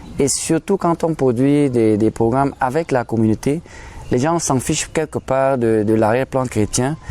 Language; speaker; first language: French; non-native, local second language; German